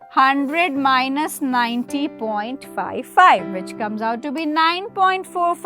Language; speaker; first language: English; non-native, local second language; Hindi